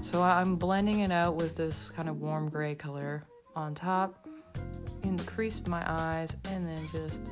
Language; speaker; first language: English; native; English